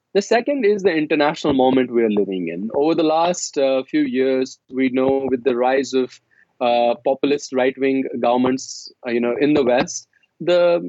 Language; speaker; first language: English; non-native, local second language; Kashmiri